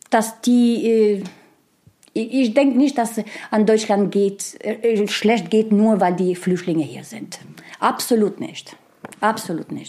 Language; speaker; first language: German; non-native, learner; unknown